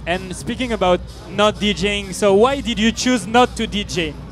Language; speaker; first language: English; non-native, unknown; French